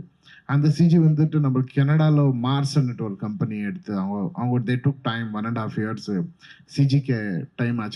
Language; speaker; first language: Tamil; non-native, fluent; Kannada